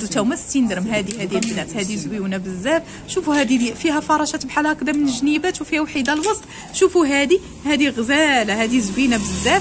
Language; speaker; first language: Arabic; native; Arabic